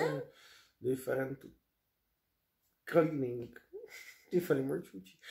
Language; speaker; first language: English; non-native, learner; Czech